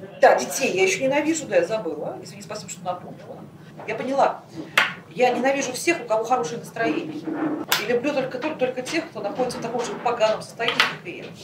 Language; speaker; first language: Russian; native; Russian